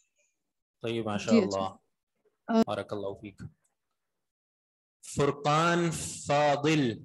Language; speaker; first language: Arabic; non-native, fluent; Urdu